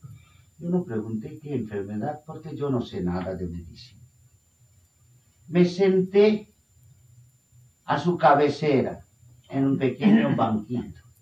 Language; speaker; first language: Spanish; non-native, fluent; Bangla